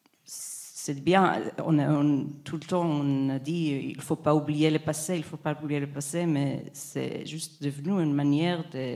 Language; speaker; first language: French; non-native, fluent; Hebrew